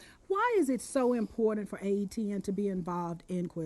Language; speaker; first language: English; native; English